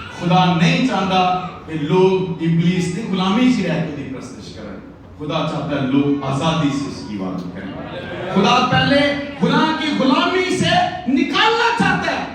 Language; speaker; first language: Urdu; non-native, local second language; Punjabi